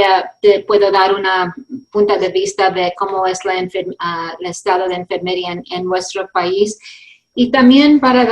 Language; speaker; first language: Spanish; early bilingual, heritage; English